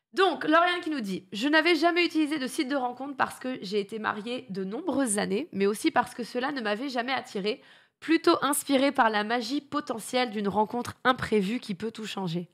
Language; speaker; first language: French; native; French